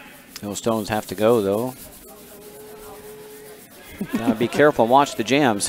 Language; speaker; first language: English; native; English